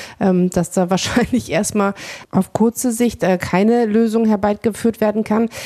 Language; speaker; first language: German; native; German